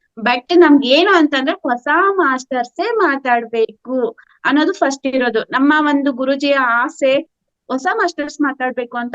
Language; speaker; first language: Kannada; native; Kannada